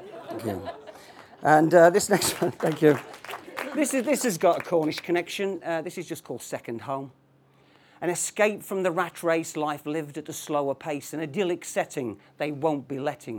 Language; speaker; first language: English; native; English